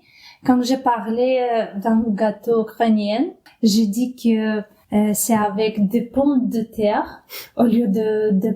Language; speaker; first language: French; non-native, fluent; Ukrainian